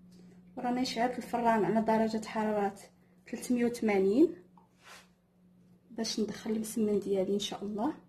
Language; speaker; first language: Arabic; native; Arabic